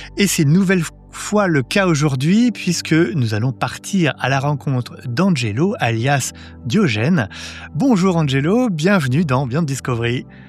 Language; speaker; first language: French; native; French